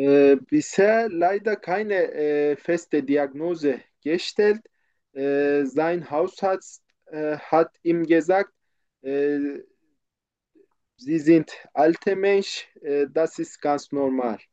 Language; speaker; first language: German; non-native, fluent; Turkish